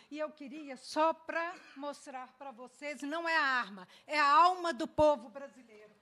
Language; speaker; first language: Portuguese; native; Portuguese